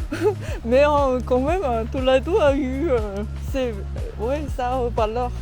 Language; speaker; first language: French; non-native, learner; Korean